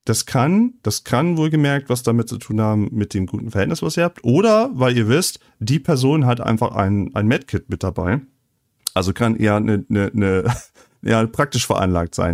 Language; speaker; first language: German; native; German